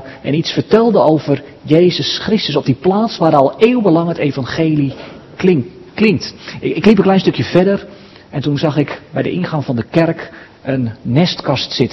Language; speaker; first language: Dutch; native; Dutch